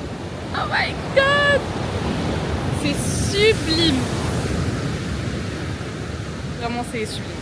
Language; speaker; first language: French; native; French